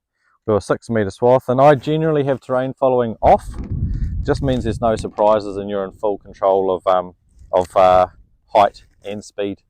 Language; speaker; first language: English; native; English